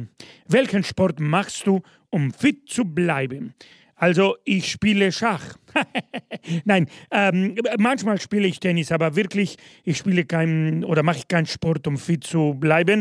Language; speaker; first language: German; non-native, fluent; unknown